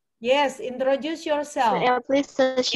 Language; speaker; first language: English; non-native, fluent; Indonesian